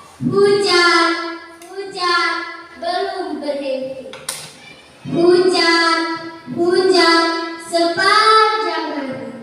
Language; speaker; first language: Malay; non-native, local second language; Tetum